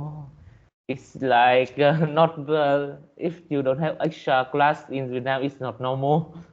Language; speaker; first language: English; non-native, learner; Vietnamese